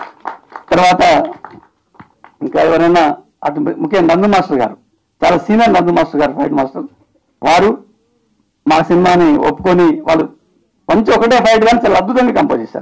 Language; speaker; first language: Telugu; native; Telugu